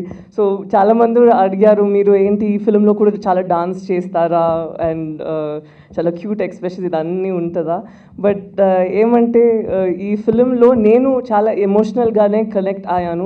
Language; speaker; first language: Telugu; non-native, fluent; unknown